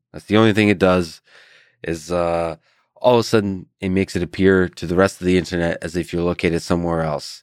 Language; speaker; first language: English; early bilingual, other home language; Russian